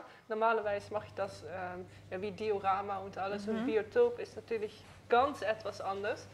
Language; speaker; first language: German; non-native, learner; Dutch